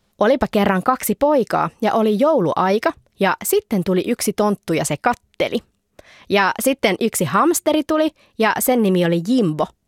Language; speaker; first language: Finnish; early bilingual, heritage; Finnish